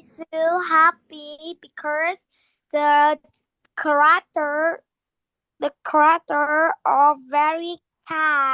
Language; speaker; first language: English; non-native, learner; Vietnamese